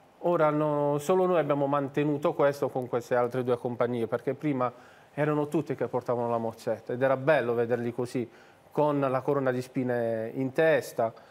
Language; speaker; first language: Italian; native; Italian